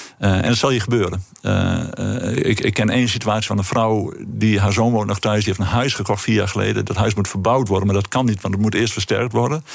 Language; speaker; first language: Dutch; native; Dutch